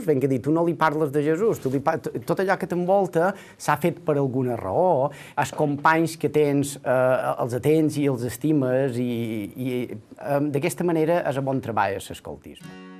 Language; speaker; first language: Catalan; native; Catalan